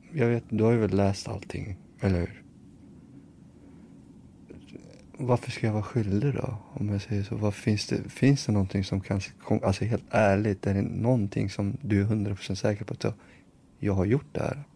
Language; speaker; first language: Swedish; early bilingual, other home language; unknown